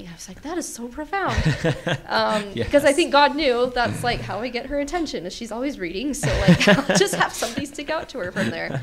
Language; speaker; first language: English; native; English